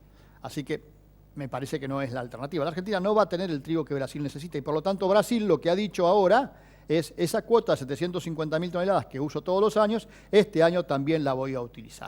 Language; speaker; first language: Spanish; native; Spanish